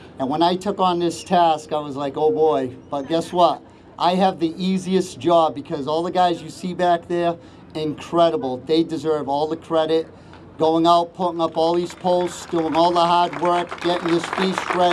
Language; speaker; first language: English; early bilingual, other home language; Portuguese